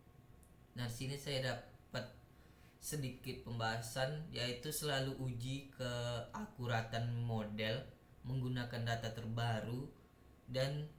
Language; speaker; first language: Indonesian; native; Indonesian